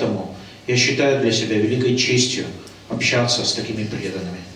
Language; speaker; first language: Russian; native; Russian